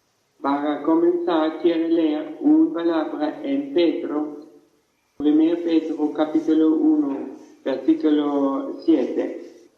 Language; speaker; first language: Spanish; non-native, fluent; German